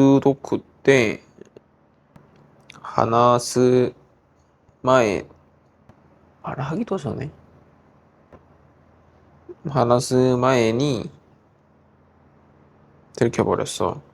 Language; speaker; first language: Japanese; non-native, learner; Korean